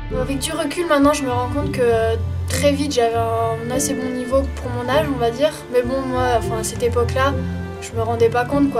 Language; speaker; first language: French; native; French